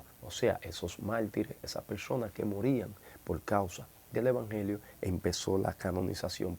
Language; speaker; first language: Spanish; native; Spanish